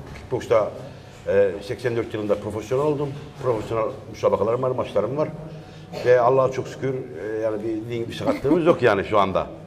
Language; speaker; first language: Turkish; early bilingual, heritage; Turkish